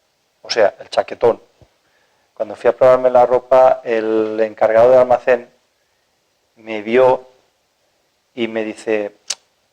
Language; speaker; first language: Spanish; native; Spanish